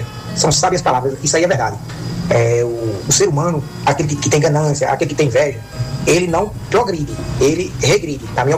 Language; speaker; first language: Portuguese; native; Portuguese